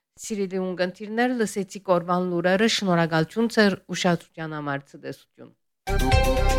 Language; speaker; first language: Armenian; early bilingual, heritage; Armenian